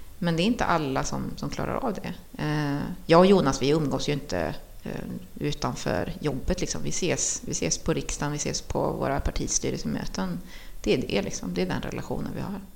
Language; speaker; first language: Swedish; early bilingual, other home language; Spanish